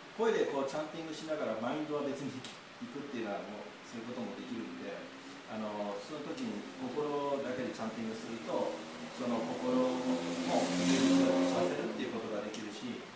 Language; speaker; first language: Japanese; native; Japanese